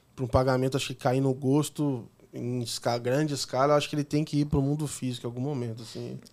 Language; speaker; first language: Portuguese; native; Portuguese